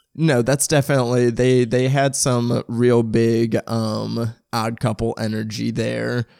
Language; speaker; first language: English; native; English